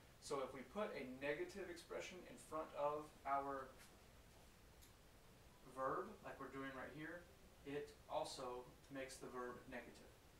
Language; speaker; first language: English; native; English